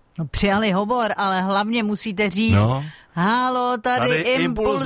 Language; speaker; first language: Czech; native; Czech